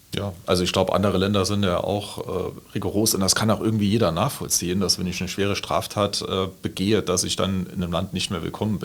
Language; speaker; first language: German; native; German